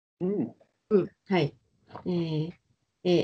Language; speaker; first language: Japanese; non-native, learner; English